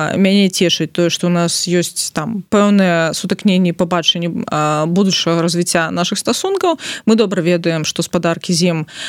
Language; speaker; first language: Belarusian; non-native, local second language; Russian